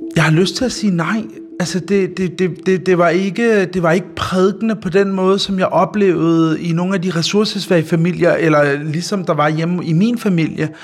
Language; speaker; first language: Danish; early bilingual, other home language; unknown